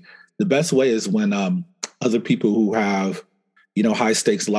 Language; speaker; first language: English; native; English